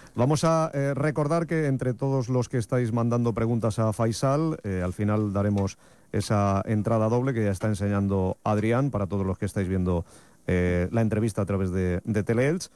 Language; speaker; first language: Spanish; native; Spanish